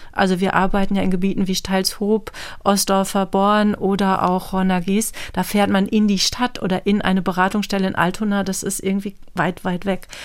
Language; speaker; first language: German; native; German